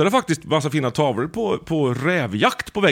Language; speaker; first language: Swedish; native; Swedish